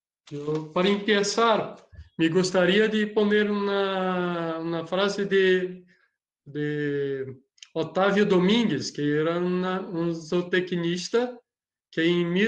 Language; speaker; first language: Spanish; non-native, learner; Portuguese